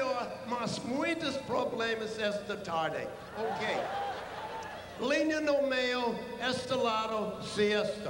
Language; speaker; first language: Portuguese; non-native, learner; English